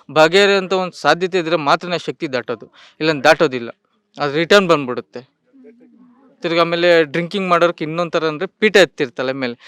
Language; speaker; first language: Kannada; native; Kannada